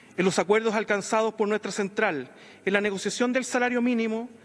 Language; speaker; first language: Spanish; native; Spanish